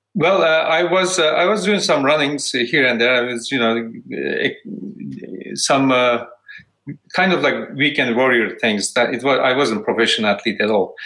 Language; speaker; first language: English; non-native, fluent; Turkish